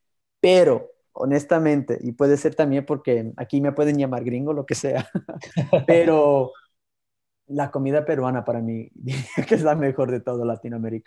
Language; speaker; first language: Spanish; early bilingual, heritage; Spanish